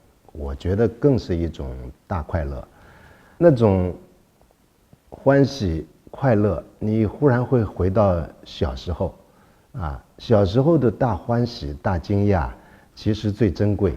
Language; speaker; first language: Chinese; native; Chinese